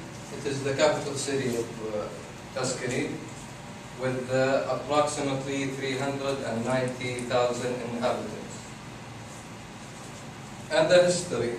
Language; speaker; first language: English; non-native, fluent; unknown